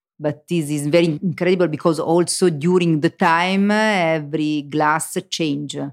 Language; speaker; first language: English; non-native, learner; Italian